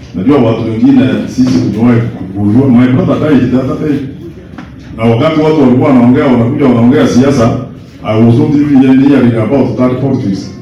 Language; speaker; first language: English; non-native, local second language; Gusii